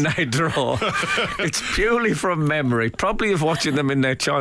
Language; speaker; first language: English; native; English